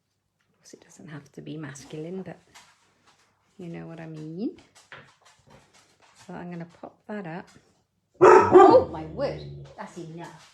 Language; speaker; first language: English; native; English